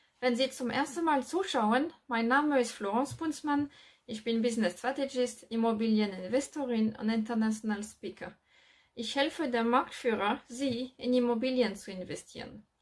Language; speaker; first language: German; non-native, learner; French